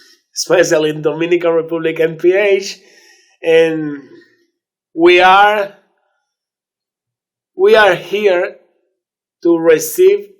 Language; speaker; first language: English; non-native, learner; Spanish